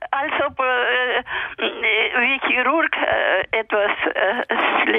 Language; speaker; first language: German; native; German